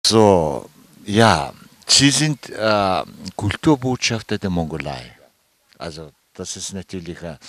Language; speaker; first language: German; non-native, fluent; Mongolian